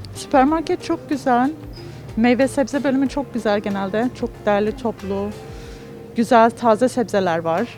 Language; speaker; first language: Turkish; native; Turkish